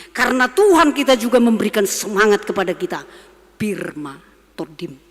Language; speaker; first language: Indonesian; non-native, local second language; Batak Toba